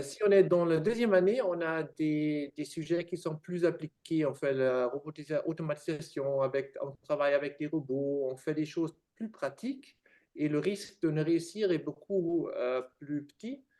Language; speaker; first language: French; non-native, fluent; German